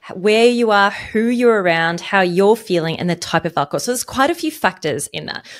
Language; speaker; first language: English; non-native, fluent; Arabic